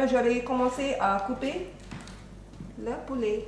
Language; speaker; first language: French; non-native, fluent; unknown